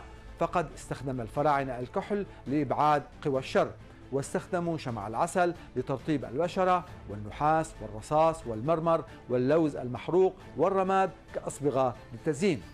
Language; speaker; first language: Arabic; native; Arabic